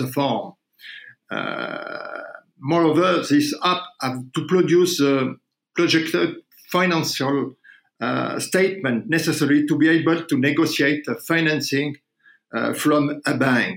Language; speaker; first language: English; non-native, learner; French